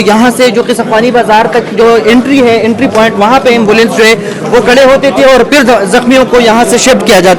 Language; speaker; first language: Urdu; non-native, local second language; Pashto